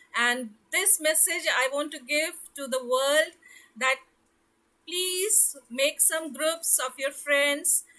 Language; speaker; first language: English; non-native, local second language; Hindi